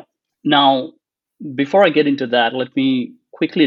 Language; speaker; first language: English; non-native, local second language; Bangla